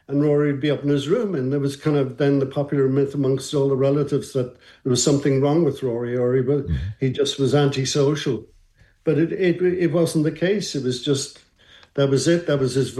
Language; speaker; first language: English; native; English